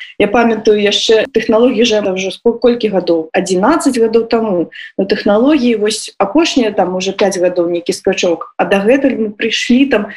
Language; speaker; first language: Belarusian; native; Belarusian